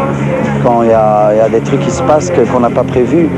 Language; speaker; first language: French; non-native, local second language; Dutch